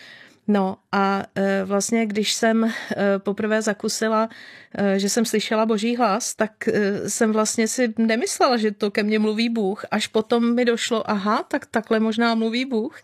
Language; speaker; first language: Czech; native; Czech